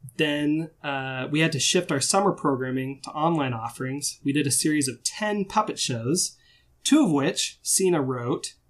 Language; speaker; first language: English; native; English